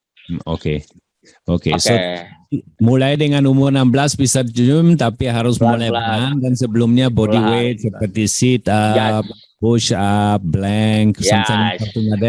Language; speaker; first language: Indonesian; non-native, learner; German